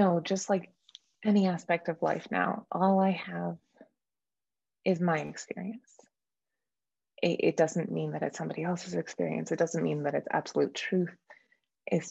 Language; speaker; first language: English; native; English